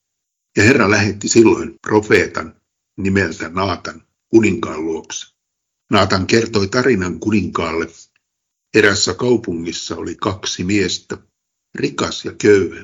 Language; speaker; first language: Finnish; native; Finnish